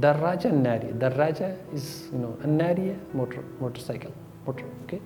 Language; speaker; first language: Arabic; non-native, fluent; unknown